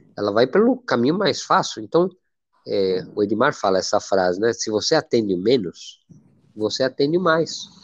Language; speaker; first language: Portuguese; non-native, fluent; Spanish